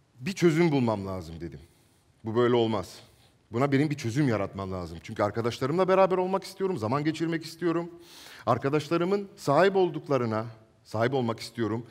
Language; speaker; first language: Turkish; non-native, local second language; Italian